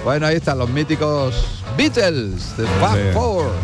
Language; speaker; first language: Spanish; native; Spanish